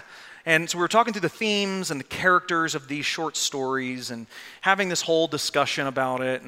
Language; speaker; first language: English; native; English